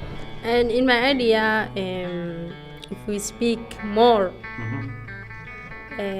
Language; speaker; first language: English; non-native, local second language; Somali